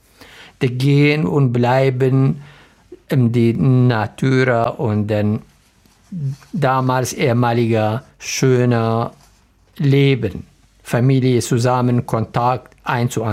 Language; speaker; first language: German; non-native, learner; Arabic